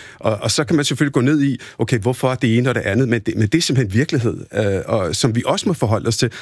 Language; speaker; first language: Danish; early bilingual, other home language; Punjabi